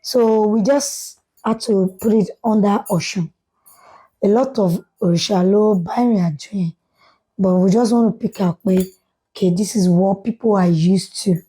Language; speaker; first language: English; non-native, local second language; Yoruba